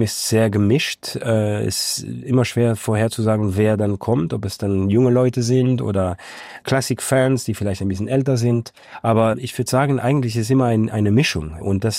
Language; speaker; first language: German; non-native, local second language; Luxembourgish